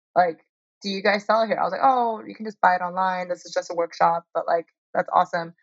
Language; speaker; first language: English; early bilingual, heritage; Chinese